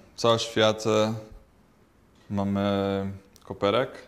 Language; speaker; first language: Polish; non-native, learner; Portuguese